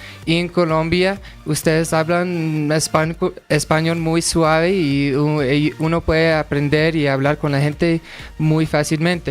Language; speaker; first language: Spanish; non-native, fluent; English